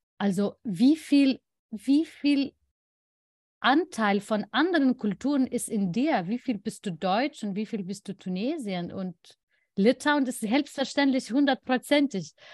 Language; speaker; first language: German; non-native, fluent; Lithuanian